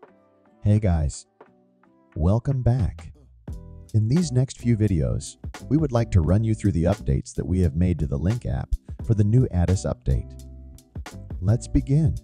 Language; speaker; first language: English; native; English